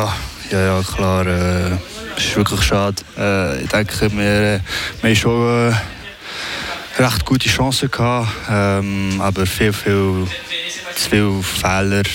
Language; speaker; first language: German; non-native, local second language; French